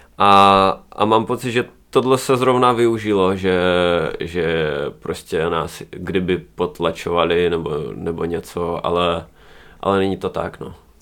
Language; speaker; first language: Czech; non-native, fluent; Russian